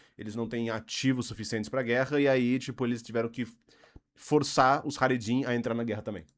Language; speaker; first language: Portuguese; native; Portuguese